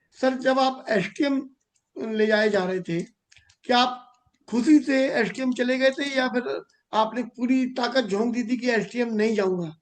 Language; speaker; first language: Hindi; native; Hindi